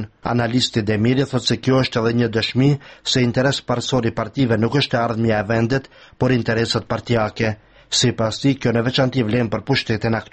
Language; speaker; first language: Albanian; native; Albanian